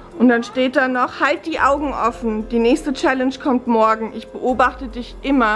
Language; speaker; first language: German; native; German